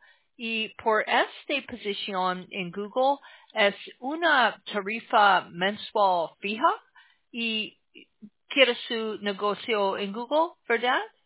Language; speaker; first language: Spanish; non-native, learner; English